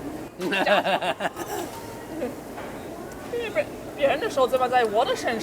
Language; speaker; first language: Chinese; non-native, fluent; German